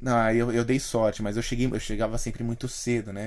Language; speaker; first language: Portuguese; native; Portuguese